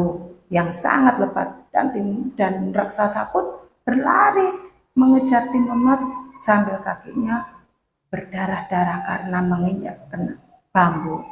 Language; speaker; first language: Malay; non-native, local second language; Javanese